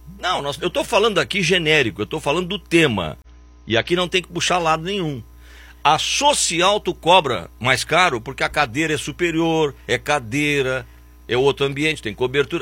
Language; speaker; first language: Portuguese; native; Portuguese